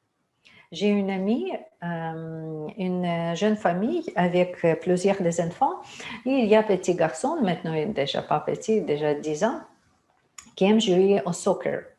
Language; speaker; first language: French; non-native, fluent; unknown